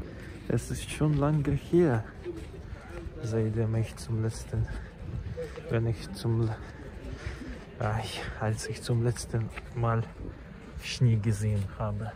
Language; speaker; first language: German; non-native, learner; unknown